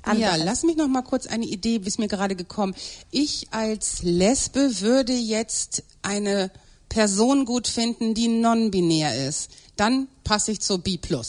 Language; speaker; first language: German; native; German